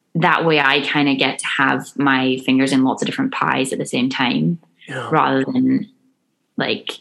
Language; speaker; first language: English; native; English